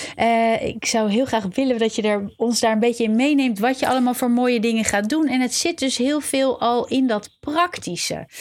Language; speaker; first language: Dutch; native; Dutch